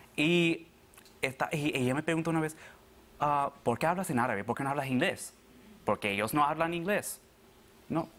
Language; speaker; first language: Spanish; early bilingual, other home language; Arabic